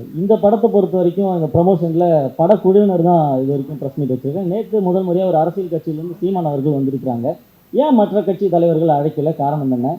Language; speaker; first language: Tamil; native; Tamil